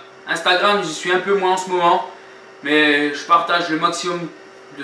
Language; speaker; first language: French; native; French